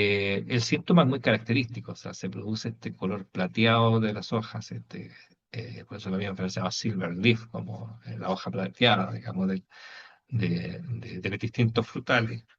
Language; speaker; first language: Spanish; native; Spanish